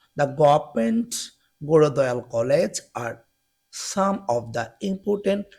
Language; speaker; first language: English; non-native, local second language; Bangla